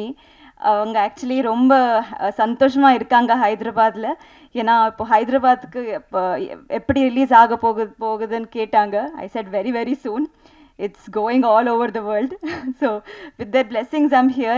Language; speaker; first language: Tamil; non-native, learner; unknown